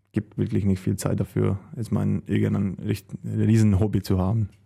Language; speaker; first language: German; non-native, fluent; Czech